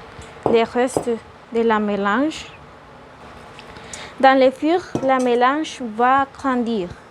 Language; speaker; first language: French; non-native, learner; Spanish